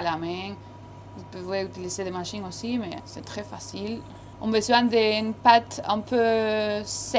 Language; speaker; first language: French; non-native, fluent; Spanish